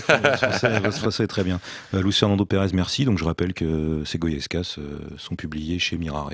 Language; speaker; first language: French; native; French